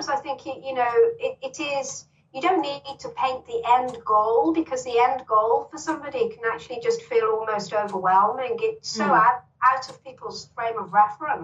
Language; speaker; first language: English; native; English